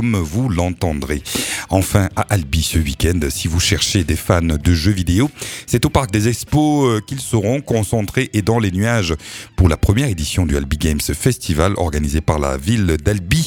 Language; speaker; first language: French; native; French